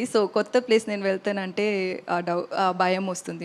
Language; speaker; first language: Telugu; non-native, learner; Tamil